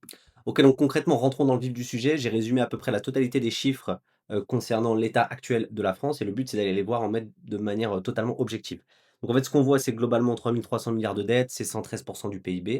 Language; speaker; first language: French; native; French